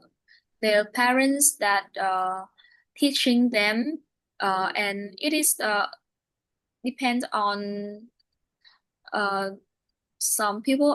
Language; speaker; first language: English; non-native, learner; Vietnamese